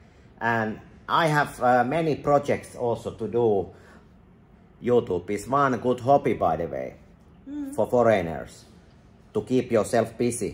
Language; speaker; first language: English; non-native, fluent; Finnish